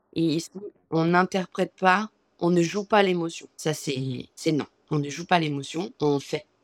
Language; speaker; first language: French; native; French